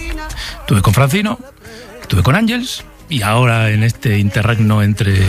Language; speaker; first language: Spanish; native; Spanish